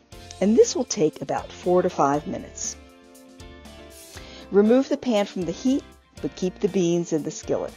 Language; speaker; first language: English; native; English